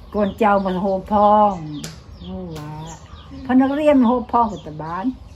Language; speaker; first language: Thai; non-native, local second language; Northern Khmer